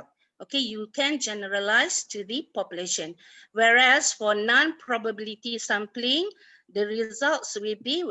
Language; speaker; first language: English; non-native, local second language; Malay